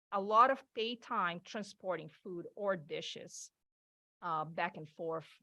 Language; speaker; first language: English; non-native, fluent; Portuguese